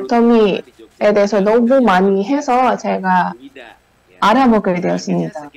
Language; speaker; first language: Korean; non-native, learner; Indonesian